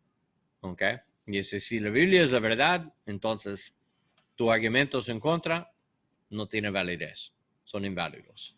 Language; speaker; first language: Spanish; non-native, learner; English